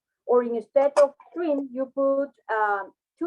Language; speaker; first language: English; non-native, fluent; Spanish